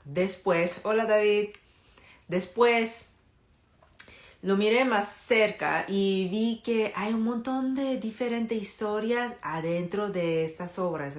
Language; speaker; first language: Spanish; non-native, fluent; Korean